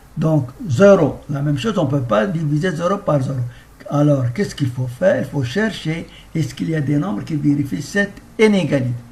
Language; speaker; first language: French; non-native, local second language; Arabic